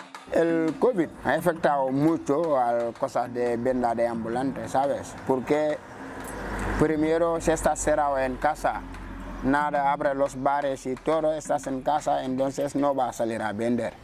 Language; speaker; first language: Spanish; non-native, learner; Wolof